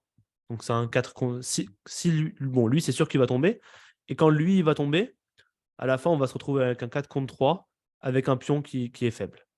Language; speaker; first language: French; native; French